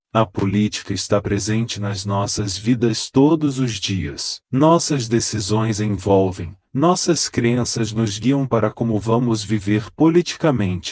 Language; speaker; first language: Portuguese; native; Portuguese